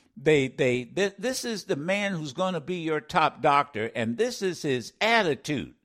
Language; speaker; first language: English; native; English